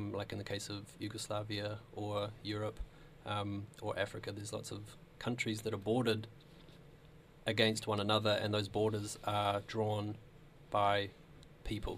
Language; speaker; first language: English; native; English